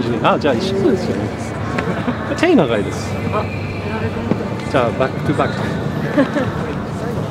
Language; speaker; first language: Japanese; non-native, fluent; English